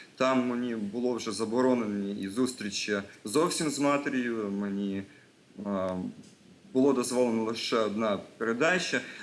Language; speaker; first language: Ukrainian; non-native, local second language; Russian